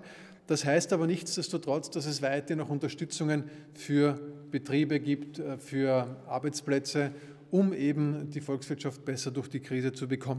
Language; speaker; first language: German; native; German